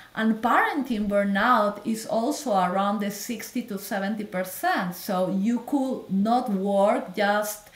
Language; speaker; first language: English; non-native, fluent; Spanish